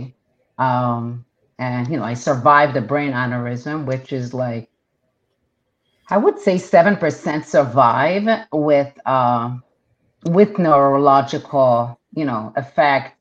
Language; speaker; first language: English; non-native, fluent; Hebrew